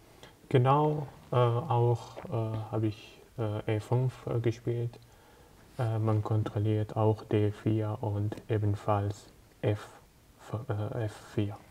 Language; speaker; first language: German; non-native, learner; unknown